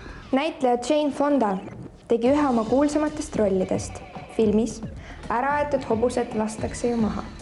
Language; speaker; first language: Estonian; native; Estonian